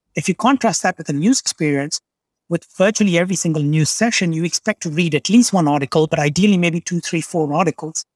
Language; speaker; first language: English; non-native, local second language; Bangla